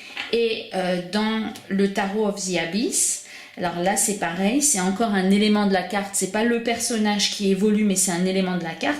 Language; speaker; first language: French; native; French